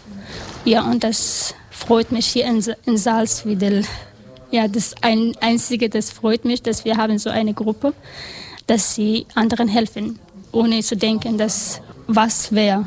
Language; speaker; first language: German; non-native, learner; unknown